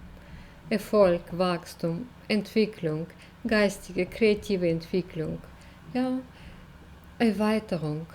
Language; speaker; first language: German; non-native, fluent; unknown